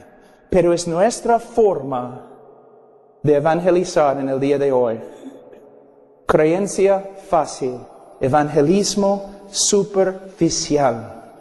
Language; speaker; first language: Spanish; non-native, fluent; English